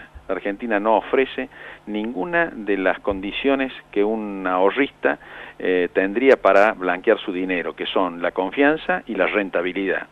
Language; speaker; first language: Spanish; native; Spanish